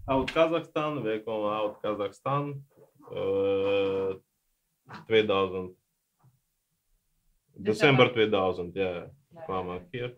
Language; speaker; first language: Dutch; non-native, learner; Russian